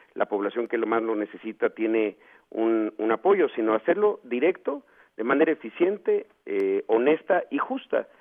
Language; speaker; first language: Spanish; native; Spanish